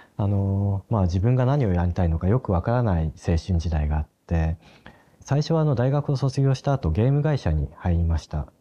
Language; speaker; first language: Japanese; native; Japanese